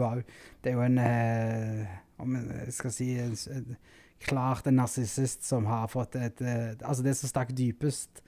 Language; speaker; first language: Norwegian; native; Norwegian